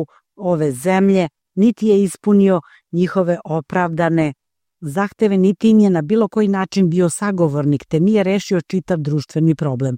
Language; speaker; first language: Croatian; native; Croatian